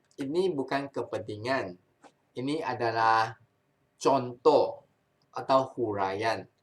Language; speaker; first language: Malay; non-native, local second language; Chinese